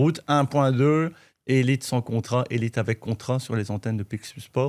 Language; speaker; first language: French; native; French